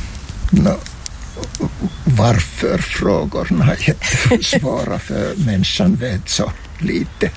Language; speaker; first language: Swedish; non-native, local second language; Finnish